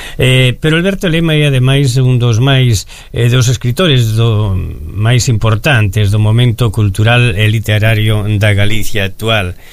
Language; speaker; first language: Galician; early bilingual, heritage; Galician